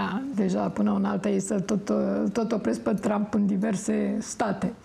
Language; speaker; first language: Romanian; native; Romanian